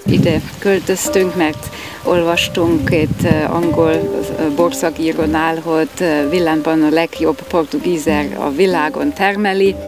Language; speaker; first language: Hungarian; non-native, fluent; German